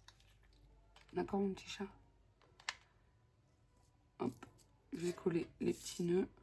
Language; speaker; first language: French; native; French